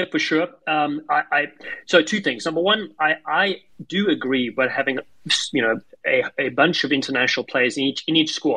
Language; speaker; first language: English; native; English